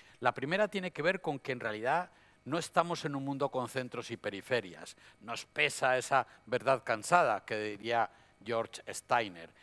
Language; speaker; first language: Spanish; native; Spanish